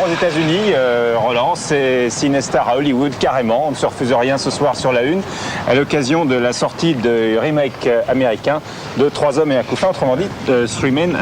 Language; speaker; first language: French; native; French